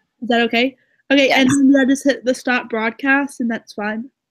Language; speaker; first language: English; native; English